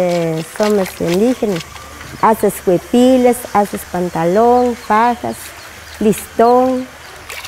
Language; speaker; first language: Spanish; non-native, local second language; Kaqchikel